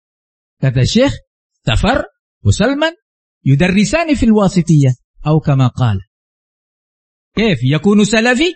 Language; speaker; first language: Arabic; non-native, fluent; Indonesian